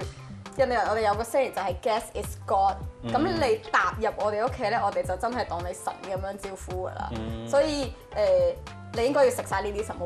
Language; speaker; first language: Cantonese; early bilingual, other home language; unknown